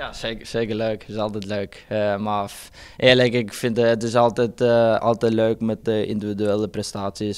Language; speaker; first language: Dutch; non-native, fluent; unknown